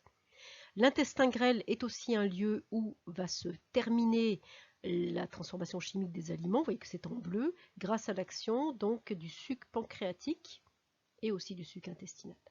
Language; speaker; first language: French; native; French